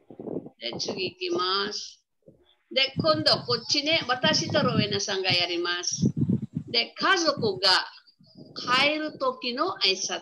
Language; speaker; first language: Japanese; non-native, fluent; Filipino